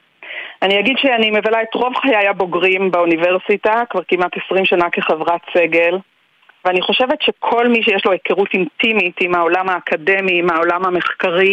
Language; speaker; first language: Hebrew; native; Hebrew